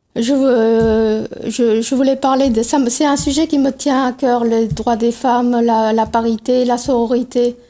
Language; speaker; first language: French; non-native, local second language; Tamil